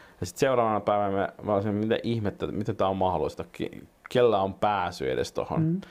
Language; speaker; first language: Finnish; non-native, local second language; Swedish